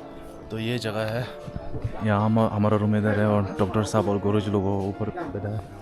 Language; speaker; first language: Hindi; non-native, fluent; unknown